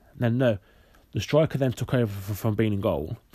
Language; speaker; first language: English; native; English